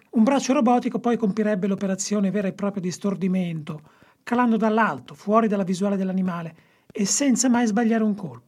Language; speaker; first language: Italian; native; Italian